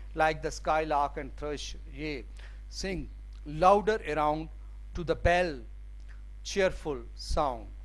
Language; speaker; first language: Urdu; non-native, local second language; Saraiki